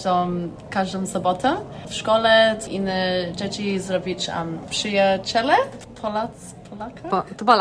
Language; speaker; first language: Polish; early bilingual, heritage; English